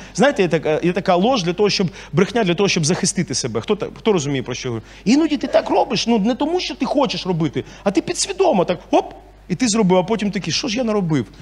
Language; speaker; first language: Ukrainian; non-native, local second language; Russian